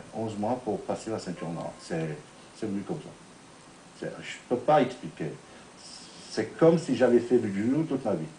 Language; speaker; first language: French; non-native, fluent; Italian